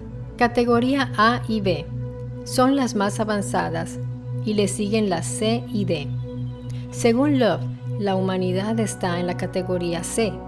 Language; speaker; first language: Spanish; non-native, fluent; Italian